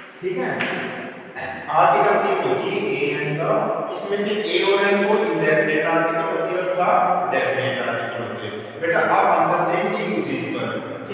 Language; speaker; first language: Hindi; native; Hindi